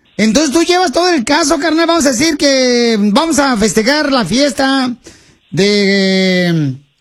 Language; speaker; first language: Spanish; native; Spanish